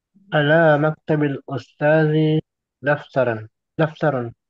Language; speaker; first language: Arabic; non-native, learner; Indonesian